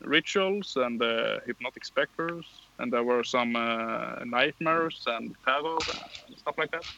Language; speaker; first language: English; non-native, fluent; Swedish